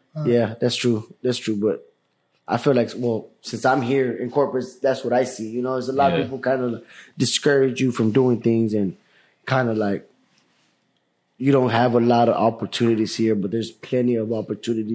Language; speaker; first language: English; early bilingual, other home language; Spanish